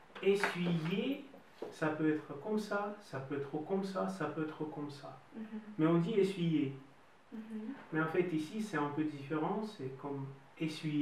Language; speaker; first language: French; non-native, fluent; Russian